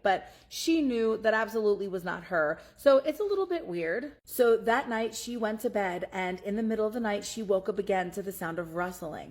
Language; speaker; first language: English; native; English